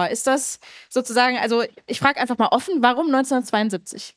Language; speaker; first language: German; native; German